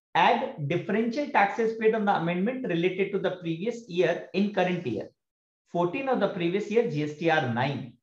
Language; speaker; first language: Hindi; native; Hindi